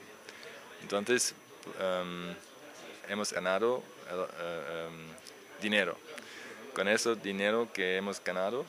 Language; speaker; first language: Spanish; non-native, learner; German